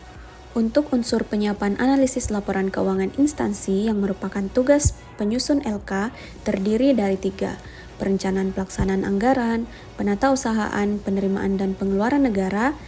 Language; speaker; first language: Indonesian; native; Indonesian